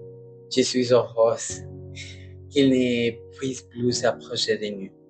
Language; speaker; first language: French; non-native, learner; Spanish